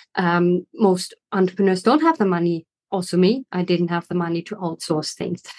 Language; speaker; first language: English; non-native, fluent; German